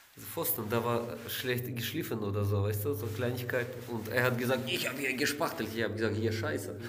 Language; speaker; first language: German; non-native, learner; Russian